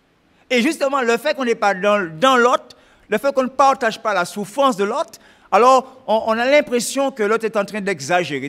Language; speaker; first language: French; native; French